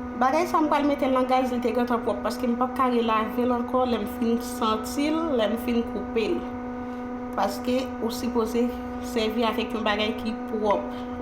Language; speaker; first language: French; non-native, learner; Haitian Creole